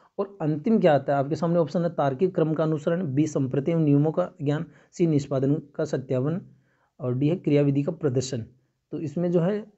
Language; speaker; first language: Hindi; native; Hindi